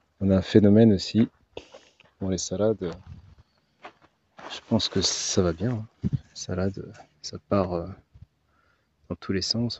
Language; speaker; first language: French; native; French